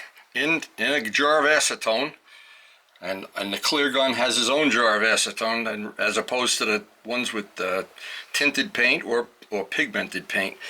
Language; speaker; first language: English; native; English